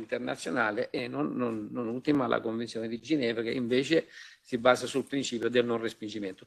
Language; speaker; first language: Italian; native; Italian